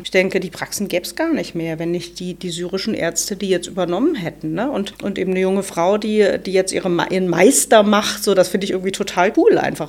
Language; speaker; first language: German; native; German